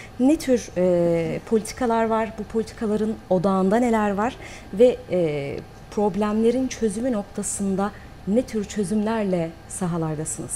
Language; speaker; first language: Turkish; native; Turkish